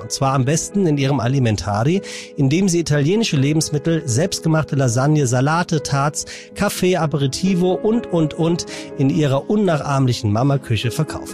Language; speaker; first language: German; native; German